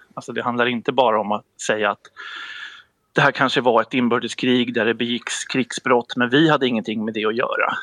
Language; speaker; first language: Swedish; native; Swedish